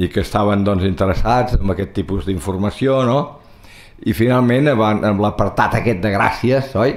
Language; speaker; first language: Catalan; native; Catalan